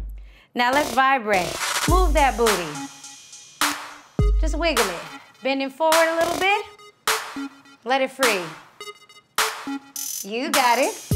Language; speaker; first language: English; native; English